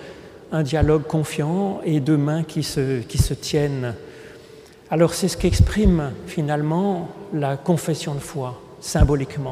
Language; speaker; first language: French; native; French